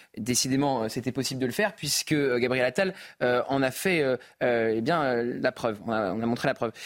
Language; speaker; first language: French; native; French